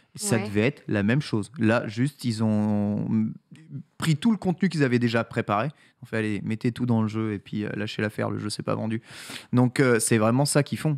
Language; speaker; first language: French; native; French